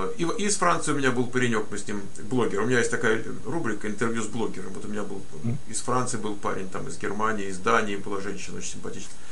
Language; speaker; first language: Russian; native; Russian